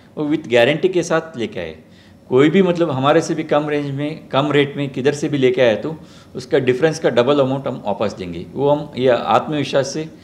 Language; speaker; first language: Hindi; non-native, local second language; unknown